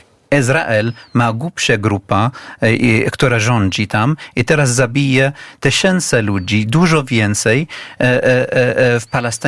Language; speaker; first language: Polish; non-native, fluent; Arabic